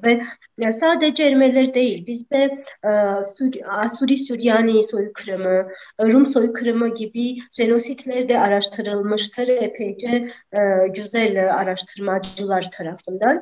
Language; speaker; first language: Turkish; non-native, fluent; Armenian